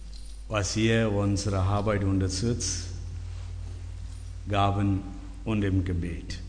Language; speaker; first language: German; non-native, learner; Tamil